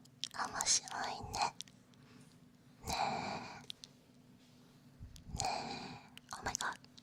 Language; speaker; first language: Japanese; non-native, learner; Chinese